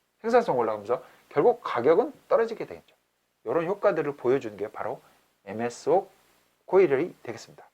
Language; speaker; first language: Korean; native; Korean